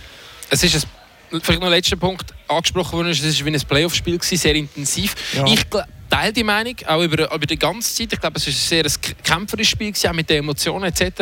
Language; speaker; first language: German; native; German